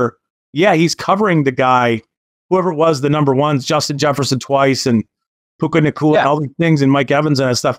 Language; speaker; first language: English; native; English